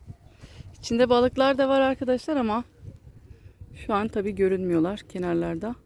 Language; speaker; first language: Turkish; native; Turkish